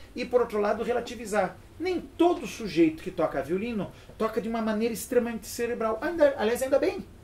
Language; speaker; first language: Portuguese; early bilingual, other home language; French